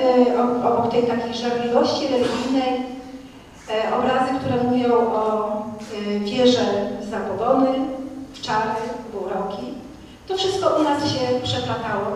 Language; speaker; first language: Polish; native; Polish